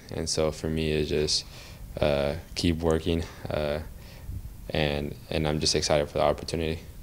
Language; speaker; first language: English; early bilingual, other home language; Spanish